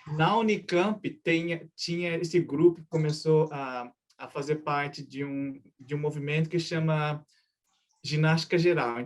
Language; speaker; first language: Portuguese; early bilingual, other home language; Japanese